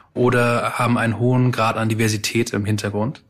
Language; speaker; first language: German; early bilingual, other home language; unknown